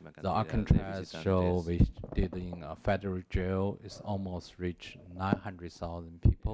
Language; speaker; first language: English; non-native, learner; Chinese